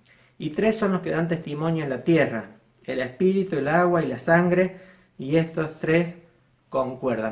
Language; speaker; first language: Spanish; native; Spanish